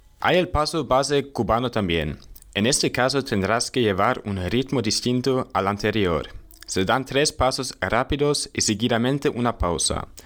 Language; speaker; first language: Spanish; non-native, learner; German